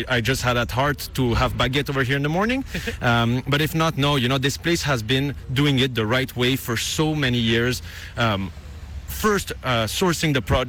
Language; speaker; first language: English; non-native, fluent; Dutch